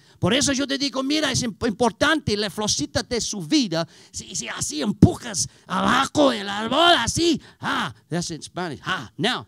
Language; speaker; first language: Spanish; non-native, learner; English